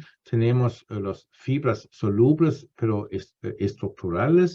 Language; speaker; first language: Spanish; non-native, fluent; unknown